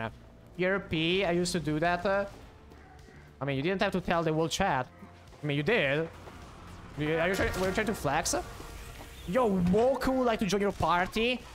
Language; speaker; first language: English; non-native, fluent; Italian